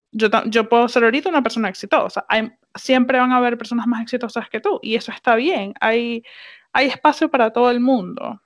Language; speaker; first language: Spanish; native; Spanish